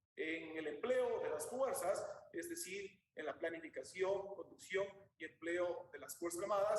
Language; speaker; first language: Spanish; native; Spanish